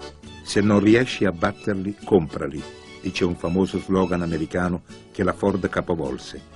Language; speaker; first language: Italian; native; Italian